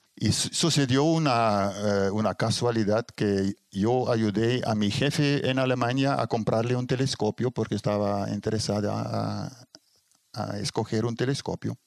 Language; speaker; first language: Spanish; non-native, fluent; Dutch